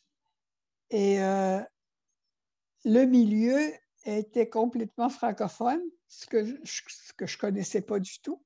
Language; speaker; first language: French; non-native, local second language; Innu-aimun